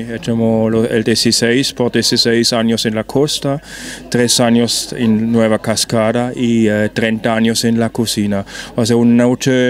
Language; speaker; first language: Spanish; non-native, fluent; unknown